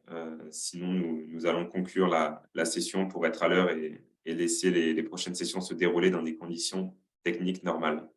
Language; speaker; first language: French; native; French